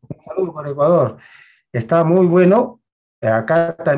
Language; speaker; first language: Spanish; native; Spanish